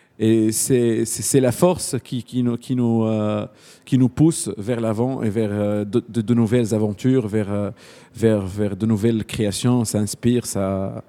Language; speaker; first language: French; non-native, local second language; Arabic